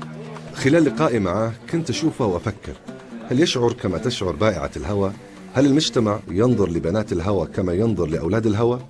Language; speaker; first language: Arabic; native; Arabic